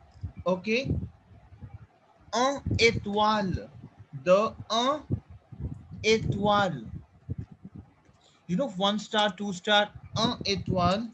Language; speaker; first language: French; non-native, fluent; Hindi